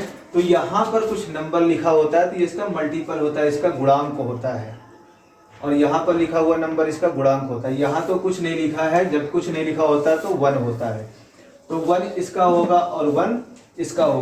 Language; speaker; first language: Hindi; native; Hindi